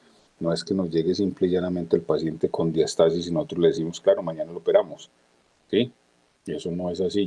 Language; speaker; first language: Spanish; native; Spanish